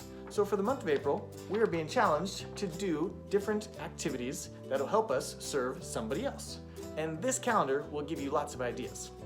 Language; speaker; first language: English; native; English